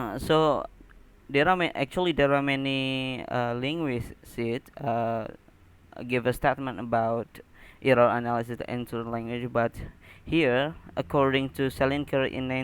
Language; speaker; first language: English; non-native, learner; Indonesian